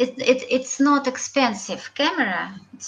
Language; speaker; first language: English; non-native, learner; Russian